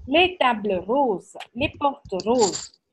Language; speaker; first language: French; non-native, fluent; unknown